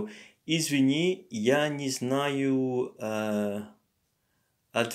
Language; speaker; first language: Russian; non-native, learner; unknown